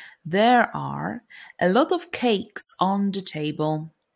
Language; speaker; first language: English; non-native, fluent; Polish